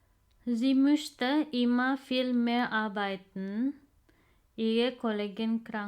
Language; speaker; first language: German; non-native, fluent; Indonesian